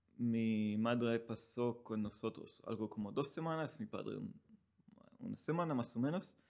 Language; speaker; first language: Spanish; non-native, learner; Hebrew